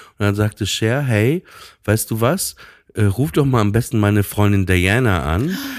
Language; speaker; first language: German; native; German